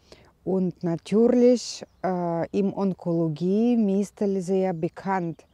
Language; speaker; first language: German; non-native, learner; Russian